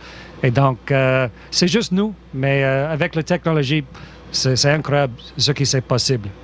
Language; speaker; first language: French; non-native, local second language; English